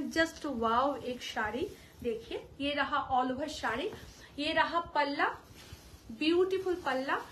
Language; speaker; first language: Hindi; non-native, local second language; Bangla